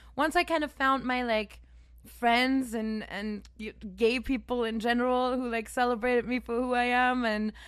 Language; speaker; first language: English; non-native, fluent; German